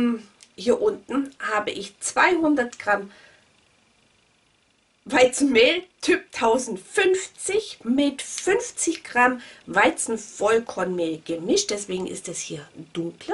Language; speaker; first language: German; native; German